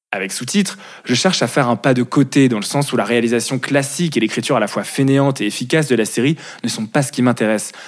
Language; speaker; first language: French; native; French